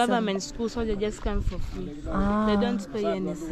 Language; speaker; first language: English; non-native, local second language; Swahili